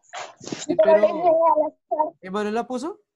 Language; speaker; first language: Spanish; native; Spanish